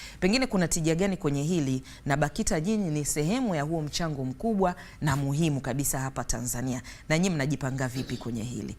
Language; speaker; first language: Swahili; native; Swahili